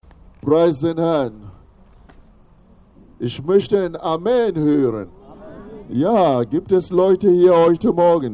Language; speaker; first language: German; non-native, fluent; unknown